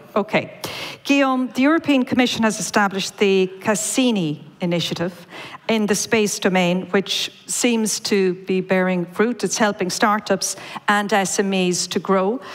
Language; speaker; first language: English; native; English